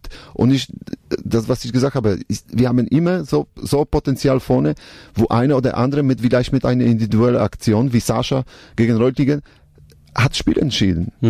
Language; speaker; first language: German; non-native, learner; Polish